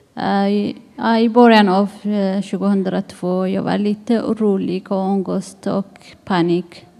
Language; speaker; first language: Swedish; non-native, learner; Tigrinya